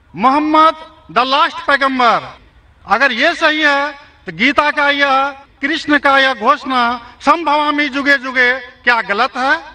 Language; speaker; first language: Hindi; native; Hindi